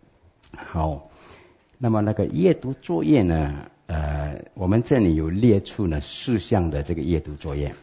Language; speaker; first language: Chinese; native; Chinese